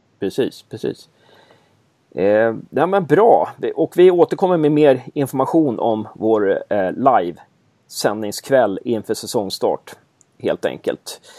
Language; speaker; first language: Swedish; native; Swedish